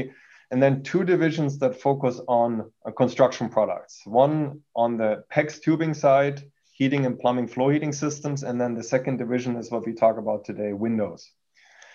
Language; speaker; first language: English; non-native, fluent; German